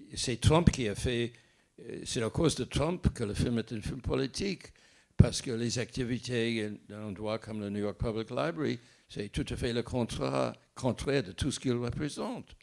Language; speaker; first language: French; non-native, fluent; English